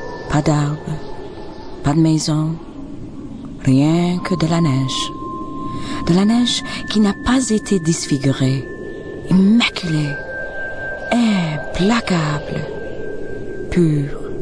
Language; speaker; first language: French; non-native, local second language; English